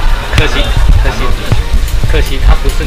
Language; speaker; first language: Chinese; native; Chinese